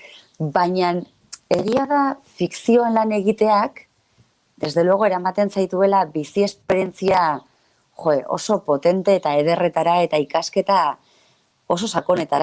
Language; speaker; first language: Basque; native; Basque